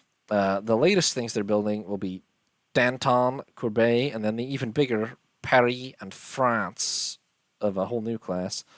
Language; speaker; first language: English; native; English